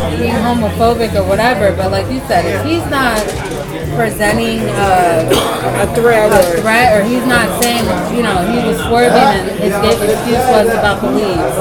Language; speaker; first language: English; native; English